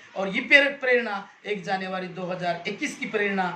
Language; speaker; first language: Hindi; non-native, local second language; Marathi